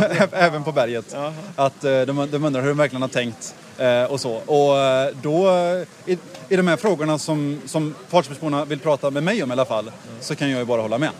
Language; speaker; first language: Swedish; native; Swedish